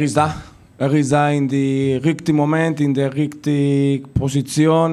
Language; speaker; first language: German; non-native, learner; Spanish